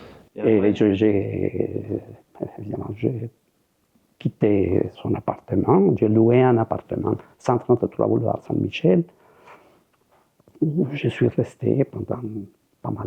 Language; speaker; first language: French; non-native, fluent; Spanish